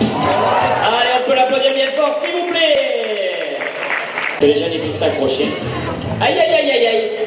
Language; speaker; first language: French; native; French